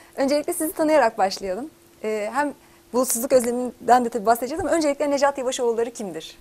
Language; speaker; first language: Turkish; native; Turkish